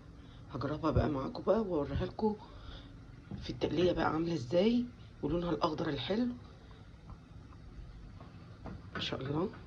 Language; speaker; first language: Arabic; native; Arabic